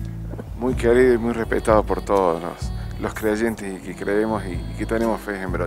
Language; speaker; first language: Spanish; native; Spanish